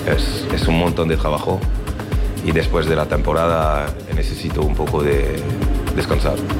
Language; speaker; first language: Spanish; non-native, learner; French